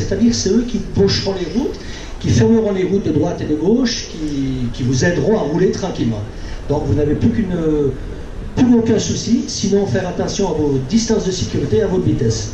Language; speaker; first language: French; native; French